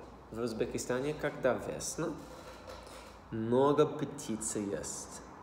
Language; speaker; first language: Russian; non-native, learner; English